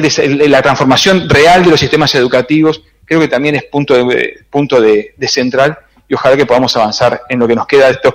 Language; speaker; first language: Spanish; native; Spanish